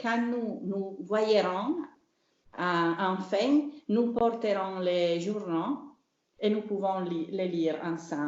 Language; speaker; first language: French; non-native, learner; Italian